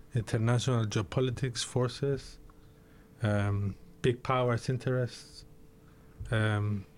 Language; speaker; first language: English; early bilingual, other home language; Greek